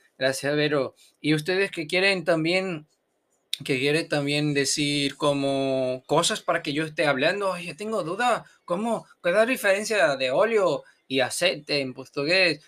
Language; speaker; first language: Spanish; non-native, fluent; Portuguese